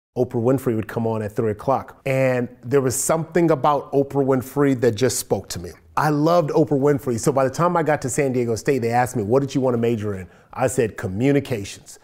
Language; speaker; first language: English; native; English